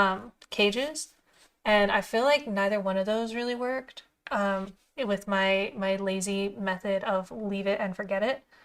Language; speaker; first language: English; native; English